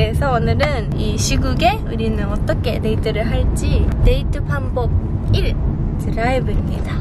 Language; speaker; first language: Korean; non-native, fluent; Japanese